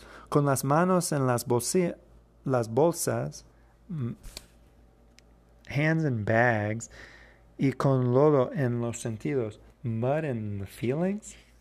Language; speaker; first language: Spanish; non-native, fluent; English